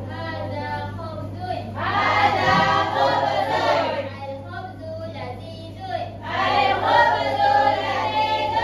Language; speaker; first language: Arabic; non-native, learner; Malay